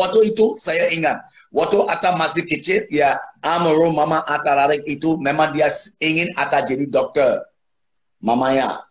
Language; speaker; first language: Indonesian; non-native, fluent; English